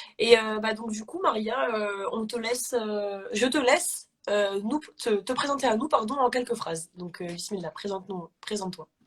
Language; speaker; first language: French; native; French